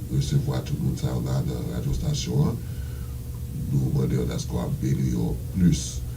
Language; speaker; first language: French; non-native, local second language; Haitian Creole